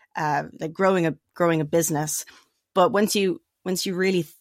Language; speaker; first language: English; native; English